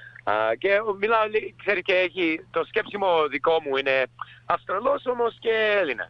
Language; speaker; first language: Greek; early bilingual, heritage; English